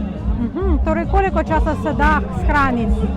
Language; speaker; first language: Slovenian; non-native, fluent; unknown